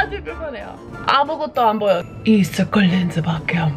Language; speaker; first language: Korean; non-native, fluent; English